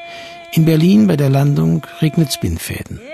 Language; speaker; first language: German; native; German